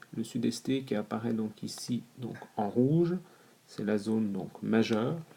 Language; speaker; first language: French; native; French